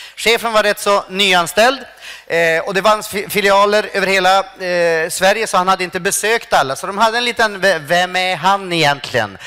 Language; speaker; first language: Swedish; native; Swedish